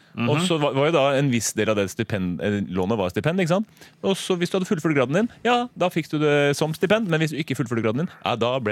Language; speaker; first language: Norwegian; native; Norwegian